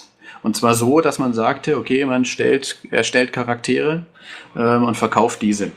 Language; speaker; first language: German; native; German